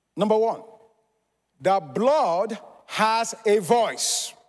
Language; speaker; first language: English; non-native, local second language; Yoruba